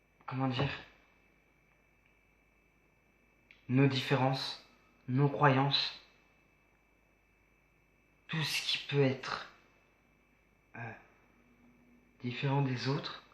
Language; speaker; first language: French; native; French